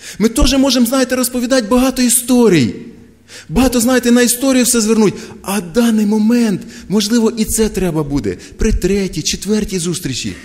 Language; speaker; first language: Ukrainian; non-native, local second language; Russian